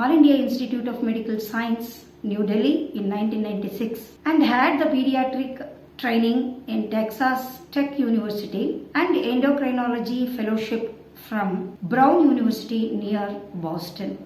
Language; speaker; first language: English; non-native, local second language; Kannada